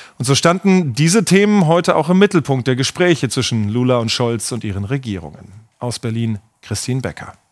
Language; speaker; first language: German; native; German